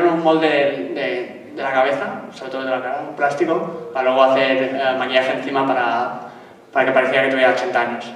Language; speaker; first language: Spanish; native; Spanish